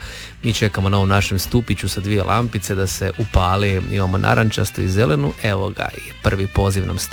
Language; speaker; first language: Serbian; native; Serbian